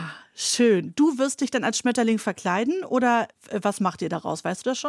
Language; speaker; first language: German; native; German